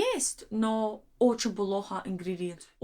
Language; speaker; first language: Russian; non-native, learner; English